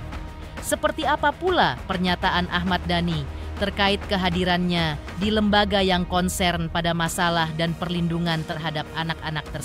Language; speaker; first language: Indonesian; native; Indonesian